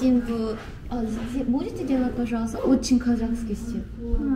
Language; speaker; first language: Russian; non-native, learner; Korean